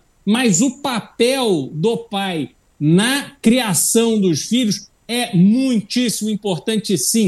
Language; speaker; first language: Portuguese; native; Portuguese